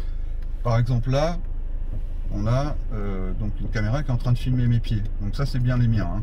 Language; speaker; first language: French; native; French